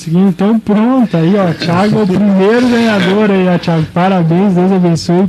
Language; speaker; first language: Portuguese; native; Portuguese